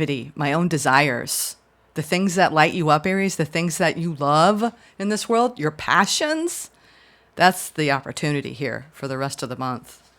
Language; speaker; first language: English; native; English